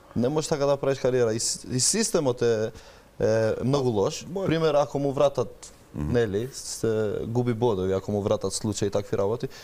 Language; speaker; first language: Macedonian; non-native, local second language; Albanian